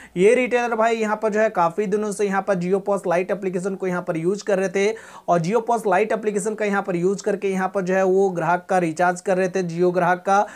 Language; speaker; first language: Hindi; native; Hindi